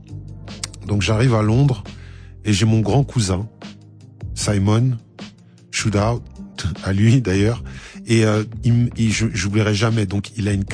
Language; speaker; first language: French; native; French